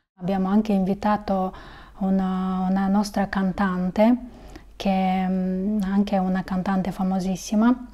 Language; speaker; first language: Italian; non-native, fluent; Kyrgyz